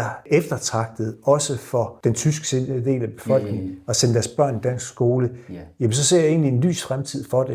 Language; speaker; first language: Danish; native; Danish